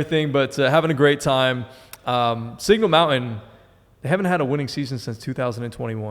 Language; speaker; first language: English; native; English